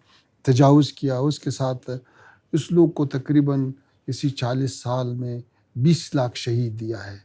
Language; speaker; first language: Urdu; non-native, fluent; Pashto